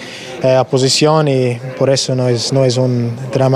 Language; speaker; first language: Spanish; non-native, learner; English